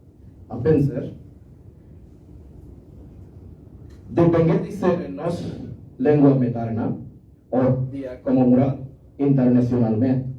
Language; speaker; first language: Portuguese; non-native, learner; Bangla